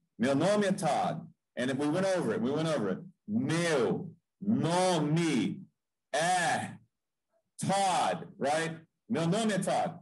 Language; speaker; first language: Portuguese; non-native, fluent; English